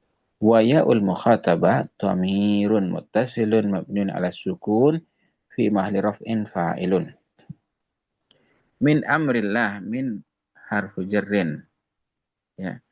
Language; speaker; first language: Arabic; non-native, fluent; Indonesian